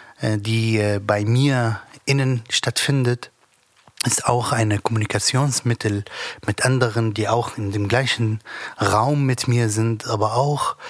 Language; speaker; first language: German; non-native, learner; Arabic